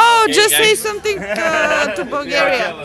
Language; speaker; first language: English; non-native, learner; Bulgarian